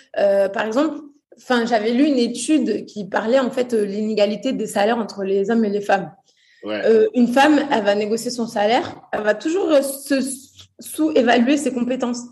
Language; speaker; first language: French; early bilingual, other home language; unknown